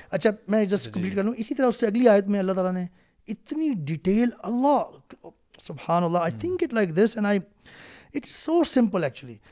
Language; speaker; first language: Urdu; native; Urdu